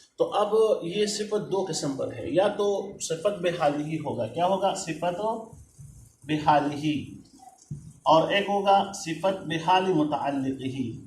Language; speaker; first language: Urdu; non-native, local second language; Pashto